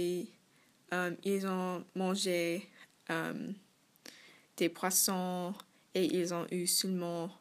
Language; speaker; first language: French; non-native, learner; English